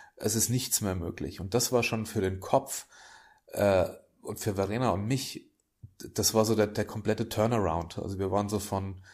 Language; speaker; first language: German; native; German